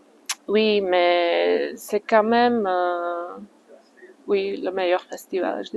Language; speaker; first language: French; non-native, fluent; Slovak